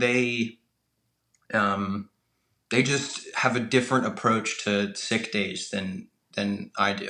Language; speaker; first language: English; native; English